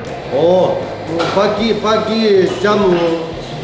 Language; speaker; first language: Indonesian; non-native, learner; Chinese